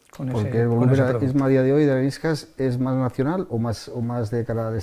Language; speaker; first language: Spanish; native; Spanish